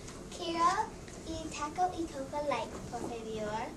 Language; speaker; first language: Spanish; non-native, learner; English